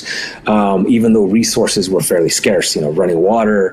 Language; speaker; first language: English; early bilingual, other home language; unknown